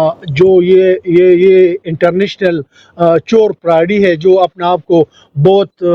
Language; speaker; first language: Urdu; non-native, local second language; Pashto